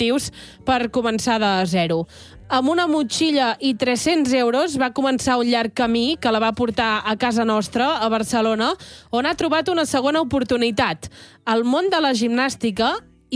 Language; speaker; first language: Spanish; non-native, local second language; Catalan